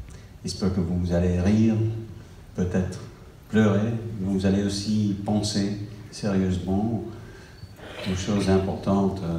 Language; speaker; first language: French; non-native, fluent; English